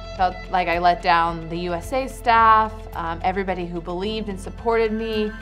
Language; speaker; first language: English; native; English